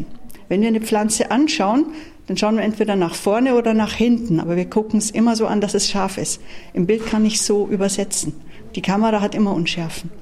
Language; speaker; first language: German; native; German